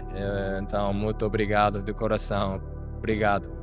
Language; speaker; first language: Portuguese; non-native, fluent; Japanese